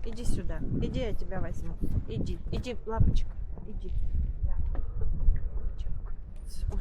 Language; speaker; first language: Russian; native; Russian